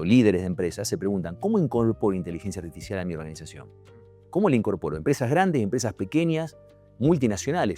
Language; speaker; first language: Spanish; native; Spanish